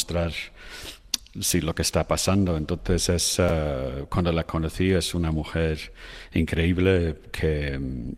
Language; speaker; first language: Spanish; non-native, fluent; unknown